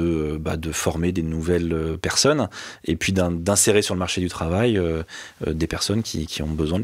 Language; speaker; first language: French; native; French